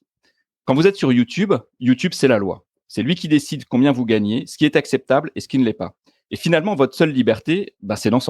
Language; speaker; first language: French; native; French